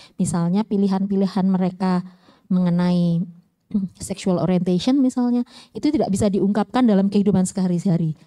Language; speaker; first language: Indonesian; native; Indonesian